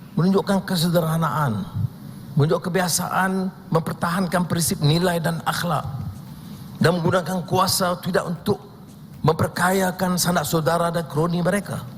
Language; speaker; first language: Malay; native; Malay